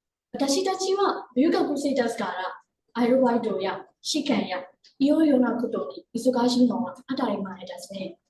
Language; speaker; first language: Japanese; non-native, learner; Burmese